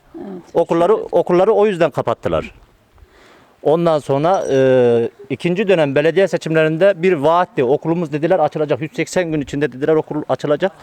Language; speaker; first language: Turkish; native; Turkish